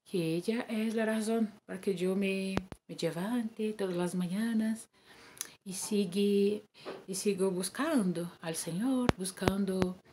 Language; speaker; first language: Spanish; non-native, learner; Portuguese